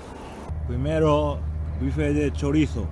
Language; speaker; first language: Spanish; non-native, fluent; Japanese